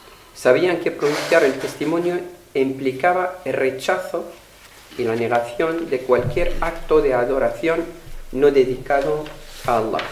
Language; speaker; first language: Spanish; non-native, fluent; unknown